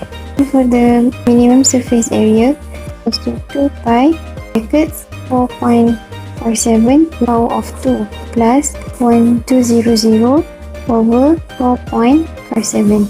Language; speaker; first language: English; non-native, local second language; Malay